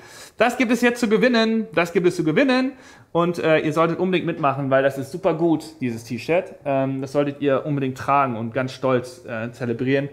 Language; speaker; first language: German; native; German